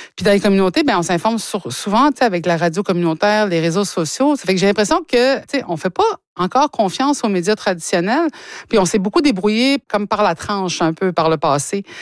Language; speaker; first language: French; native; French